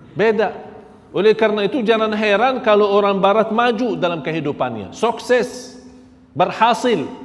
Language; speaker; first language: Malay; non-native, fluent; Arabic